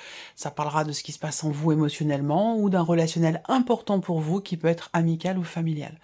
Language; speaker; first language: French; native; French